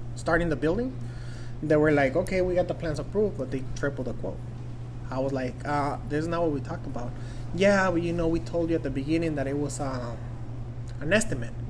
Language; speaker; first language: English; non-native, fluent; Spanish